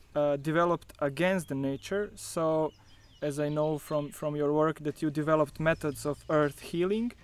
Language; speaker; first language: English; non-native, fluent; Croatian